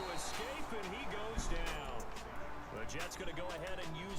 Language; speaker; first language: English; native; English